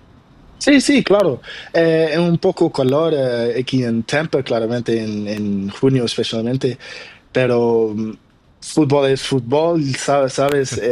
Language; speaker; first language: Spanish; non-native, learner; Portuguese